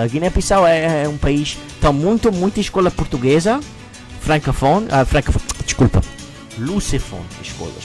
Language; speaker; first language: Portuguese; non-native, learner; English